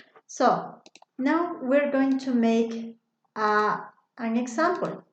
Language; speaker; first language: English; non-native, fluent; Spanish